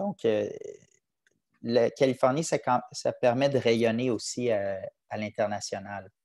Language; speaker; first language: French; native; French